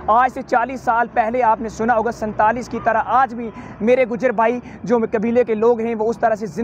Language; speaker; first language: Hindi; native; Hindi